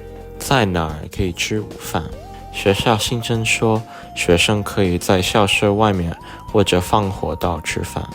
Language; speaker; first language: Chinese; non-native, learner; English